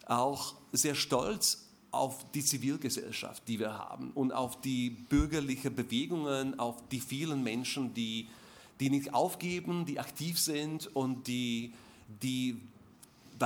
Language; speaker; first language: German; non-native, fluent; Slovak